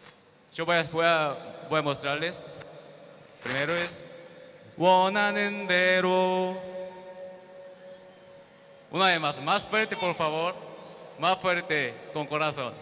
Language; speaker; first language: Spanish; non-native, learner; Korean